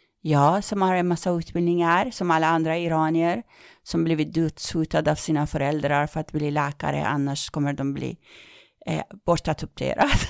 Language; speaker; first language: Swedish; non-native, fluent; Persian